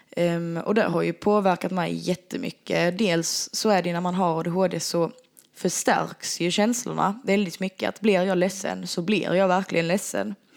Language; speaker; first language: Swedish; native; Swedish